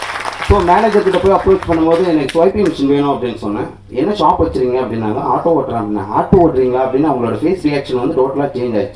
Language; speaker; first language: Tamil; native; Tamil